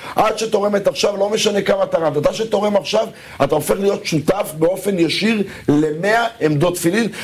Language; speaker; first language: Hebrew; native; Hebrew